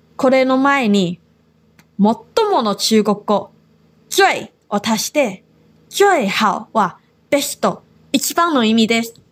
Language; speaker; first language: Japanese; non-native, fluent; Chinese